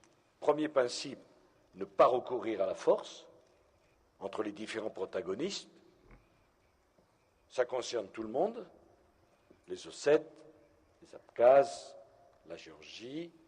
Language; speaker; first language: French; native; French